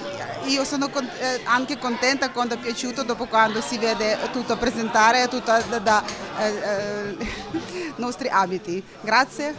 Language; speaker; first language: Italian; non-native, learner; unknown